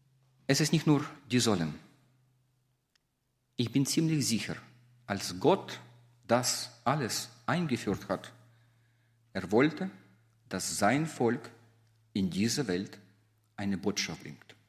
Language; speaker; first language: German; non-native, fluent; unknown